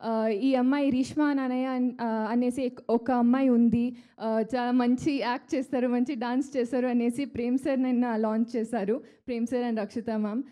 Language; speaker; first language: Telugu; non-native, learner; Kannada